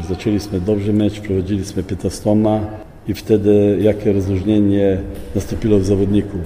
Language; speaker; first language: Polish; non-native, fluent; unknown